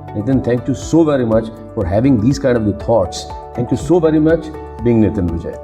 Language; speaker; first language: Hindi; native; Hindi